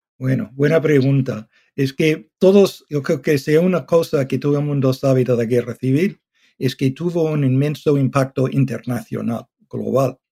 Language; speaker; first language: Spanish; non-native, fluent; English